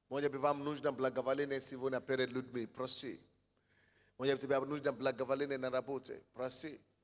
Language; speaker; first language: Russian; non-native, fluent; Yoruba